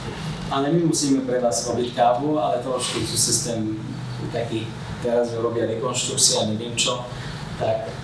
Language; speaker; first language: Slovak; non-native, fluent; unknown